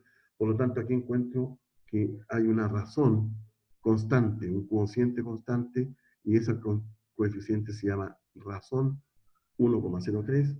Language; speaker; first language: Spanish; native; Spanish